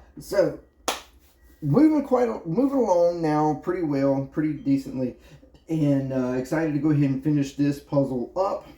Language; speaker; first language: English; native; English